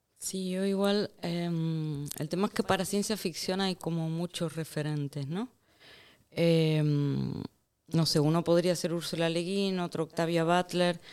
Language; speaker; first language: Spanish; native; Spanish